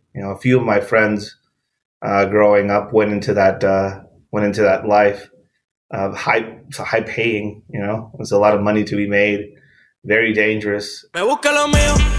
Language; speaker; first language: English; non-native, fluent; Spanish